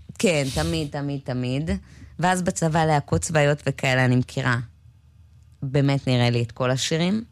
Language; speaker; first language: Hebrew; native; Hebrew